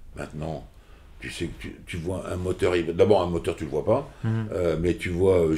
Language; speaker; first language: French; native; French